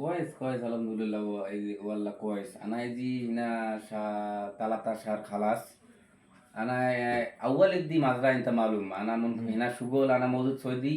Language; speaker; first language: Arabic; non-native, learner; Bangla